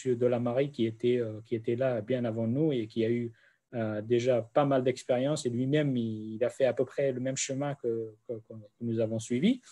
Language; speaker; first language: French; non-native, fluent; Central Kurdish